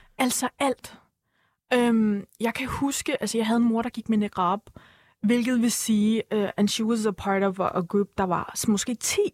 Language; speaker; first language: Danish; early bilingual, other home language; Turkish